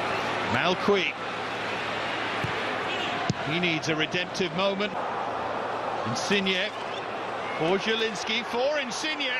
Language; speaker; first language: English; native; English